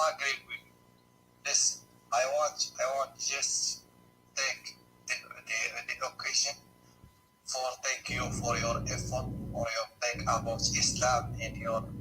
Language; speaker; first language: English; non-native, learner; Arabic